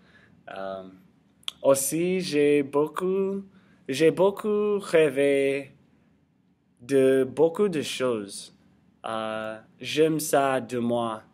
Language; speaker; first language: French; non-native, learner; English